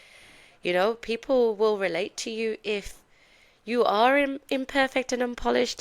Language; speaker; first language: English; native; English